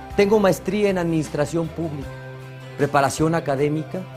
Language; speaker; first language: Spanish; native; Spanish